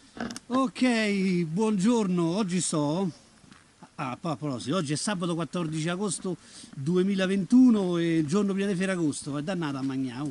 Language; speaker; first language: Italian; native; Italian